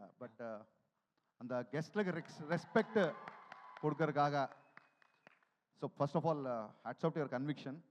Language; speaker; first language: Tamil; non-native, learner; Telugu